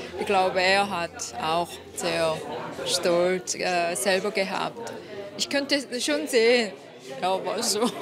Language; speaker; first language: German; non-native, learner; Korean